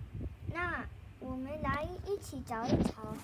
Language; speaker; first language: Chinese; non-native, learner; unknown